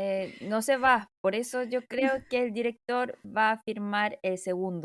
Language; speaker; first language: Spanish; non-native, fluent; Korean